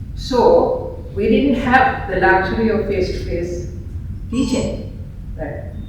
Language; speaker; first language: English; non-native, local second language; Sinhala